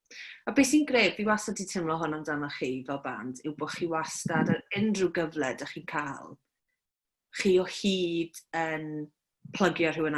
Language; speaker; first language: Welsh; native; Welsh